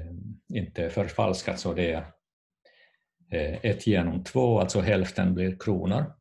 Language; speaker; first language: Swedish; non-native, fluent; Finnish